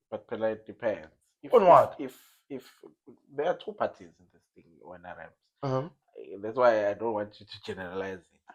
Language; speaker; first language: English; non-native, local second language; Zulu